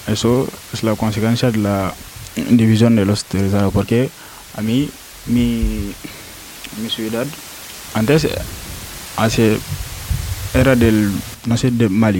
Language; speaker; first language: Spanish; non-native, learner; Wolof